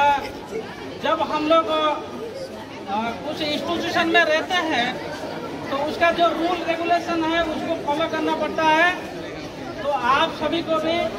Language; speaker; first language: Hindi; non-native, local second language; Odia